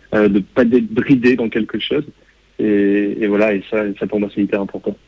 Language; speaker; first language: French; native; French